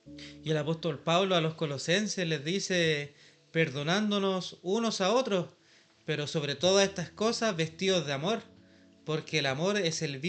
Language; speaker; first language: Spanish; native; Spanish